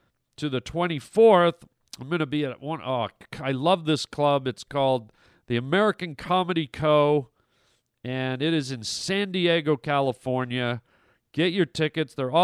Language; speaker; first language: English; native; English